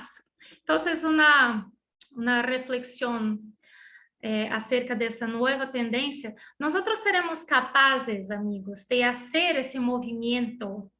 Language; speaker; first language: Spanish; non-native, learner; Portuguese